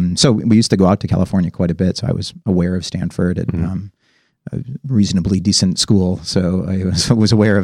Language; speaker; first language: English; native; English